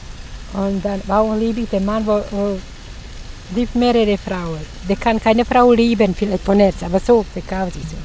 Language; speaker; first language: German; non-native, learner; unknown